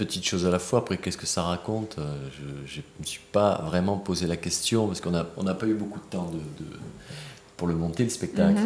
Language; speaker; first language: French; native; French